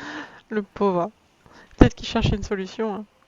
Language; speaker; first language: French; native; French